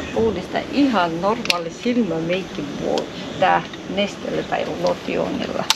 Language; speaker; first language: Finnish; non-native, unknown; Russian